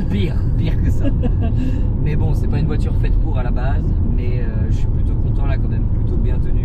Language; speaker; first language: French; native; French